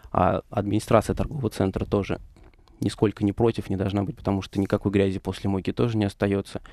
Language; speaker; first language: Russian; native; Russian